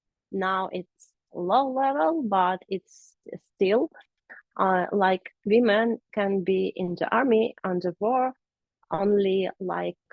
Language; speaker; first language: English; non-native, learner; Ukrainian